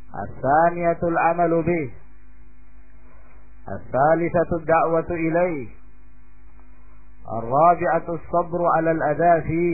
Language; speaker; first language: Arabic; non-native, fluent; Indonesian